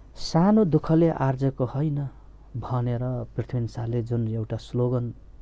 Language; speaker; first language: Nepali; non-native, local second language; Limbu